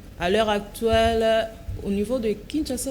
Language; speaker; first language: French; non-native, local second language; Lingala